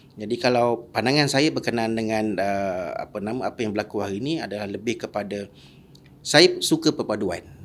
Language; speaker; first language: Malay; native; Malay